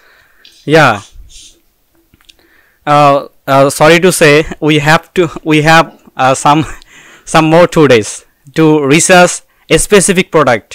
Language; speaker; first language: English; non-native, local second language; Bangla